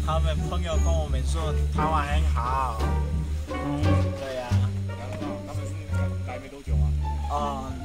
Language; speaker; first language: Chinese; non-native, learner; Filipino